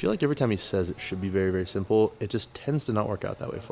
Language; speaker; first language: English; native; English